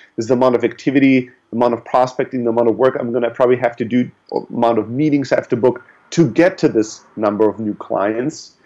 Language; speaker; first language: English; early bilingual, other home language; German